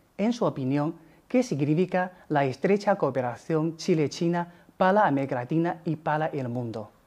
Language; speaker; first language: Spanish; non-native, fluent; Chinese